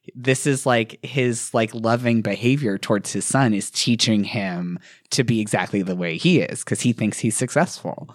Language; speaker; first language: English; native; English